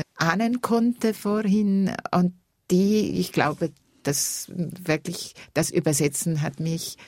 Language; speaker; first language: German; non-native, local second language; Italian